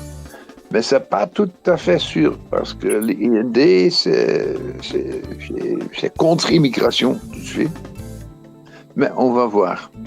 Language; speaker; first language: French; non-native, fluent; Dutch